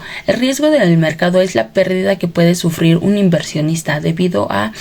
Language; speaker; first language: Spanish; native; Spanish